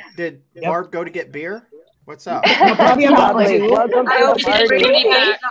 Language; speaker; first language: English; native; English